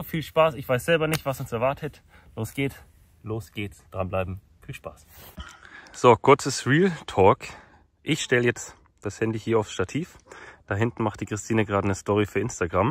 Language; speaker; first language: German; native; German